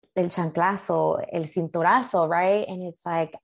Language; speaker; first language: English; early bilingual, other home language; Spanish